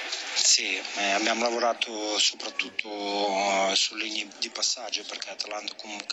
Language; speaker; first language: Italian; non-native, fluent; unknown